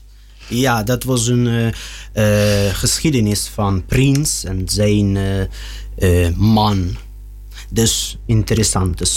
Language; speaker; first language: Dutch; non-native, learner; Russian